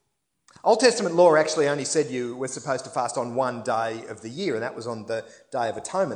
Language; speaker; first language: English; native; English